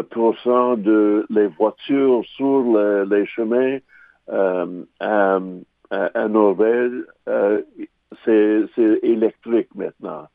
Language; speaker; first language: French; non-native, local second language; English